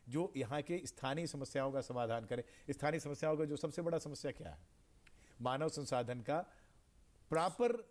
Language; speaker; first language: Hindi; native; Hindi